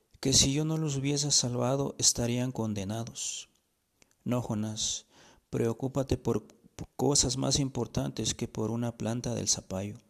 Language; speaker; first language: Spanish; native; Spanish